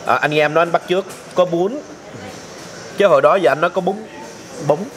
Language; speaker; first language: Vietnamese; native; Vietnamese